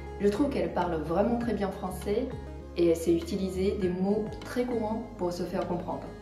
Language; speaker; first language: French; non-native, fluent; Chinese